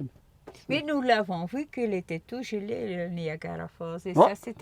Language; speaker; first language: French; non-native, local second language; Dutch